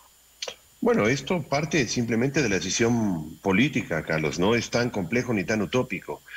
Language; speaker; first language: Spanish; native; Spanish